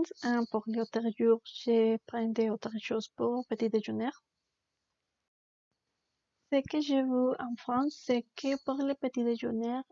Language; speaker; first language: French; non-native, learner; Spanish